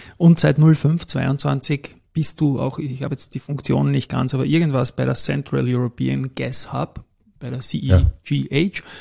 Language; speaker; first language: German; native; German